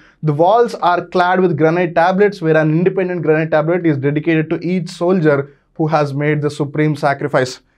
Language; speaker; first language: English; non-native, local second language; Telugu